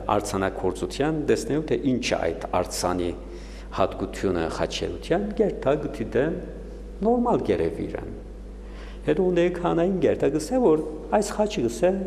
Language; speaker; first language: Armenian; early bilingual, heritage; Armenian